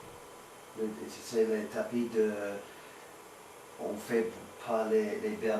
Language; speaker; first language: French; non-native, learner; Swedish